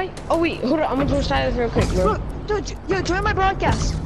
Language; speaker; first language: English; native; English